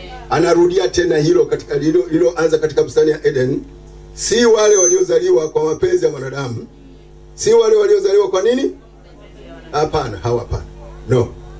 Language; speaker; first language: Swahili; native; Swahili